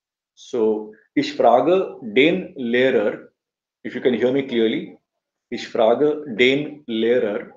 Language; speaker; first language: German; non-native, fluent; Marathi